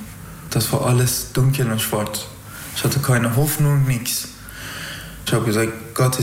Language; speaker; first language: German; non-native, learner; Persian